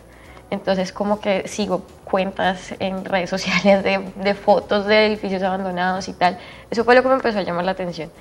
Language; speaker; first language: Spanish; native; Spanish